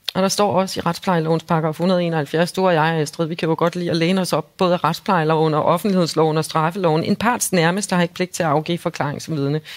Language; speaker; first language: Danish; native; Danish